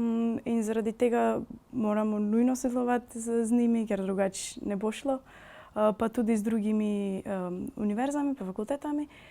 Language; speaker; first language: Slovenian; non-native, fluent; Macedonian